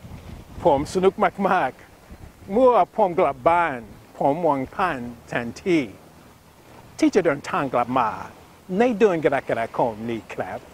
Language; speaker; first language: Thai; non-native, learner; English